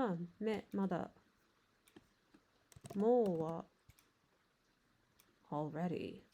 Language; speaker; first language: Japanese; non-native, learner; English